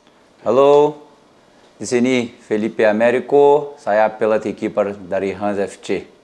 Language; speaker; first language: Indonesian; non-native, learner; Portuguese